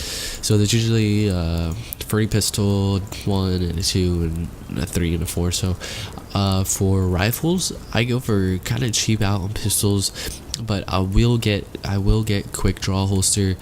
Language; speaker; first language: English; native; English